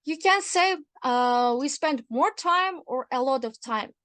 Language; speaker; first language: English; non-native, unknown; Kazakh